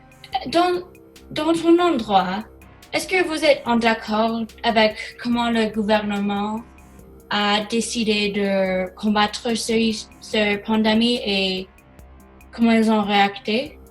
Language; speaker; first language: French; non-native, learner; English